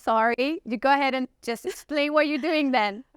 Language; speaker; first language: English; non-native, fluent; Italian